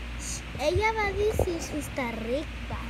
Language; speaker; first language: Spanish; early bilingual, heritage; Spanish